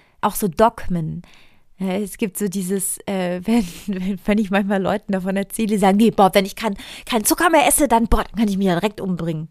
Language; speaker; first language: German; non-native, fluent; Italian